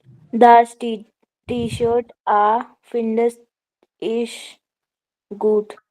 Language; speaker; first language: German; non-native, learner; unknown